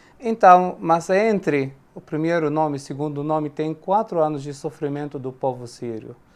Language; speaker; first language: Portuguese; non-native, fluent; Arabic